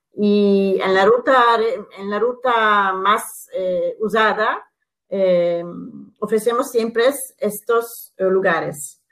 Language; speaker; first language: Spanish; non-native, fluent; Italian